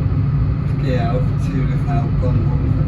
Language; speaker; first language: German; non-native, fluent; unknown